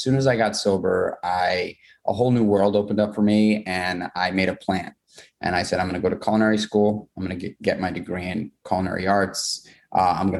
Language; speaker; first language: English; native; English